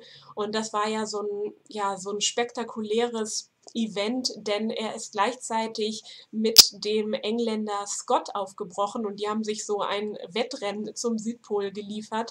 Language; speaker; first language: German; native; German